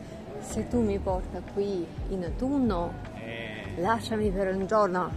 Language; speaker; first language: Italian; non-native, learner; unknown